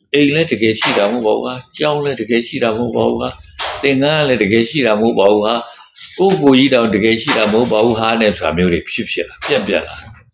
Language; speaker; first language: Burmese; native; Burmese